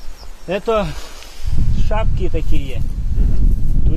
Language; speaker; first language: Russian; non-native, local second language; Ukrainian